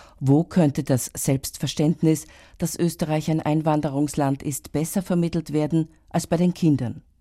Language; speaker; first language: German; native; German